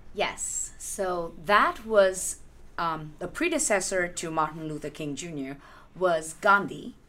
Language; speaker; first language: English; non-native, local second language; Malayalam